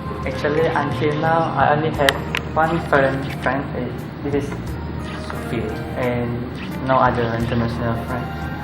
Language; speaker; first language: English; non-native, local second language; Malay